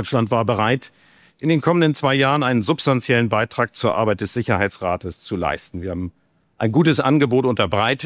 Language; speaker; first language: German; native; German